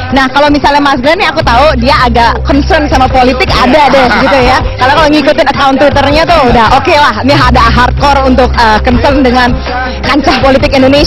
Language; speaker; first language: Indonesian; native; Indonesian